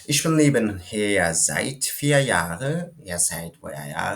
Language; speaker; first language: German; non-native, learner; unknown